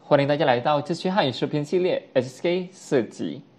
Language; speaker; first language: Chinese; non-native, fluent; Indonesian